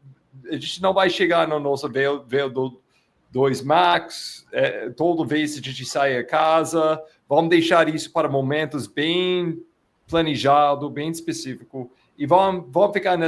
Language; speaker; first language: Portuguese; non-native, fluent; English